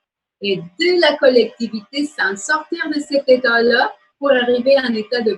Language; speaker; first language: French; native; French